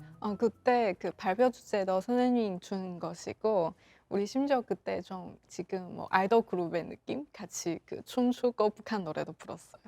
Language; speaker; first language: Korean; non-native, local second language; Chinese